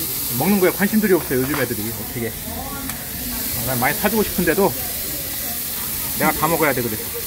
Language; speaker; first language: Korean; native; Korean